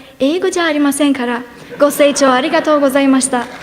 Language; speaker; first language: Japanese; non-native, fluent; Turkish